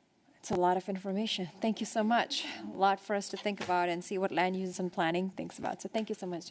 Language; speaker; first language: English; native; English